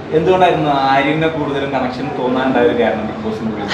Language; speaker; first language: Malayalam; native; Malayalam